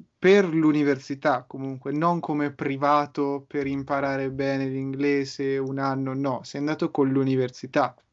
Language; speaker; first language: Italian; native; Italian